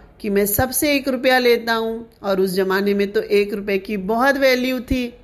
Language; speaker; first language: Hindi; non-native, local second language; Sindhi